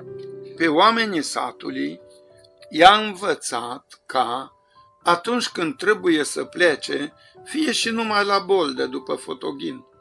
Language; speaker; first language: Romanian; native; Romanian